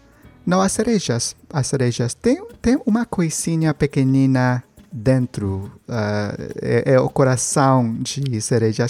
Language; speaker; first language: Portuguese; non-native, learner; Spanish